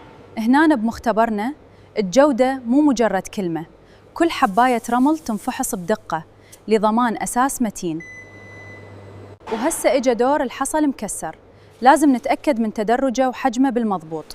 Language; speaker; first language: Arabic; native; Arabic